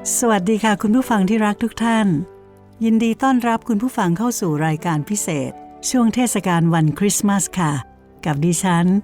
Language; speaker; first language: Thai; native; Thai